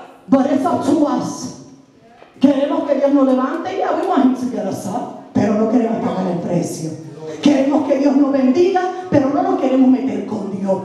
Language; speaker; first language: Spanish; native; Spanish